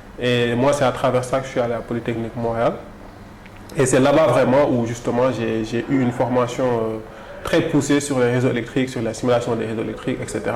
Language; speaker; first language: French; non-native, local second language; Wolof